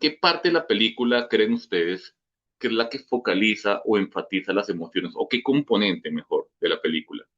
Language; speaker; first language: Spanish; native; Spanish